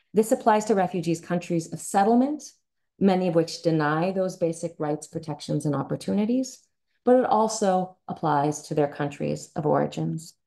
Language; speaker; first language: English; native; English